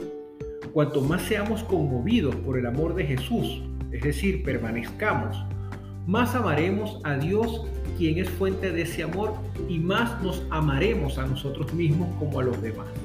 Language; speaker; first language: Spanish; native; Spanish